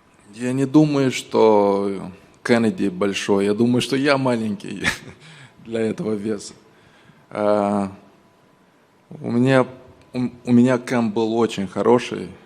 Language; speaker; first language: Russian; non-native, local second language; Romanian